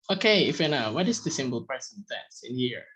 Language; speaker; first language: English; non-native, fluent; Indonesian